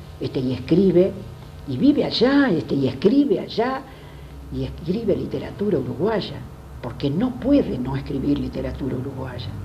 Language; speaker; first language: Spanish; native; Spanish